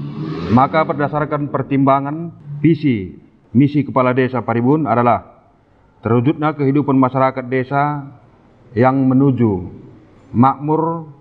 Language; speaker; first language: Indonesian; non-native, local second language; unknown